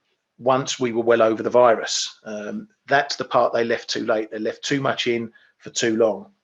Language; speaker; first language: English; native; English